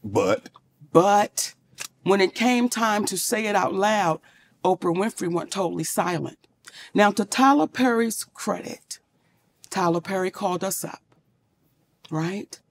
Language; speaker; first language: English; native; English